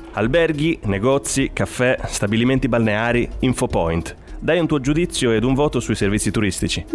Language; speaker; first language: Italian; native; Italian